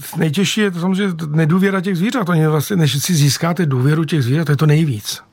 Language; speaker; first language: Czech; native; Czech